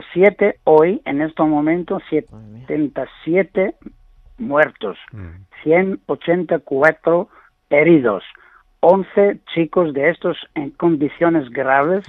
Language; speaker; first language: Spanish; non-native, learner; Greek